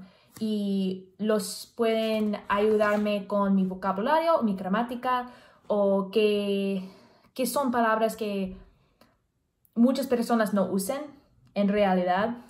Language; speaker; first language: Spanish; non-native, learner; English